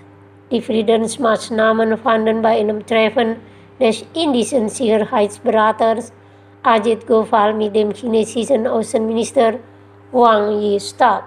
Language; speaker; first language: German; non-native, fluent; Indonesian